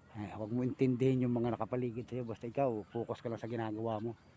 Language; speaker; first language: Filipino; native; Filipino